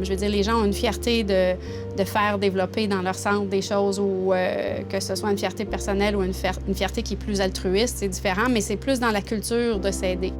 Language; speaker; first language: French; native; French